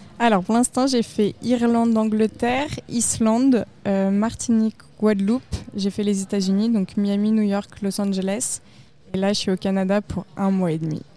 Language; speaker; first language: French; native; French